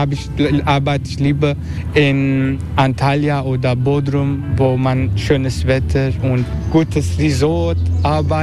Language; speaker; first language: German; non-native, learner; Turkish